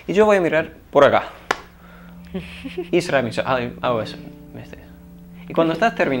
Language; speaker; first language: Spanish; non-native, fluent; English